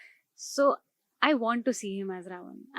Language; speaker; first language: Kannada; non-native, local second language; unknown